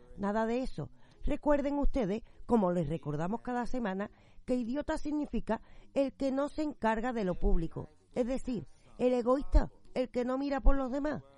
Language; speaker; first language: Spanish; native; Spanish